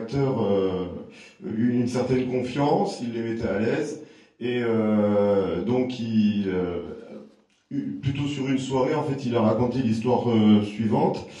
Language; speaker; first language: French; native; French